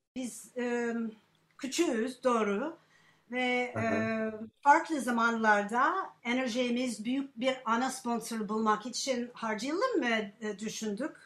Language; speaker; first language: Turkish; non-native, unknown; English